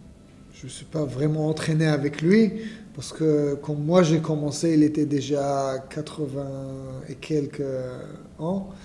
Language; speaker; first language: French; non-native, fluent; Hebrew